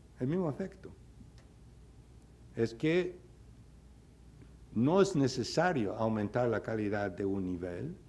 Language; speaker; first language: Spanish; non-native, fluent; English